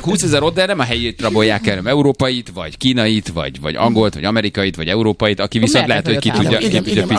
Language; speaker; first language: Hungarian; native; Hungarian